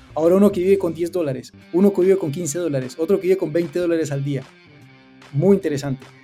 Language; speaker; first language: Spanish; native; Spanish